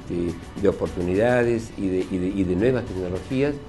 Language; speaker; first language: Spanish; native; Spanish